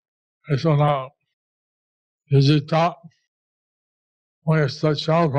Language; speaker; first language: Spanish; non-native, learner; English